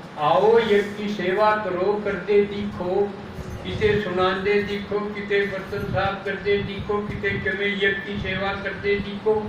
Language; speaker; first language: Hindi; native; Hindi